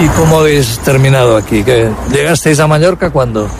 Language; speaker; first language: Spanish; native; Spanish